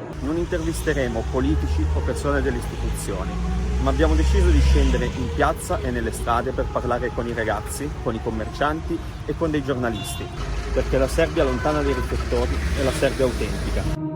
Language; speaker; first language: Italian; native; Italian